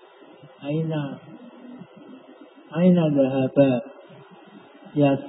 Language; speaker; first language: Arabic; non-native, learner; Indonesian